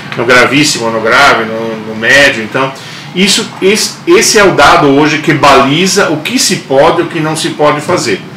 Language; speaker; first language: Portuguese; non-native, local second language; German